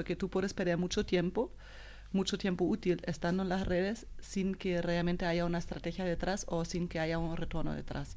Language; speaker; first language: Spanish; non-native, fluent; German